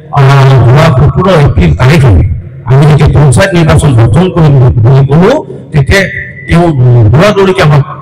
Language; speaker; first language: Assamese; non-native, local second language; Karbi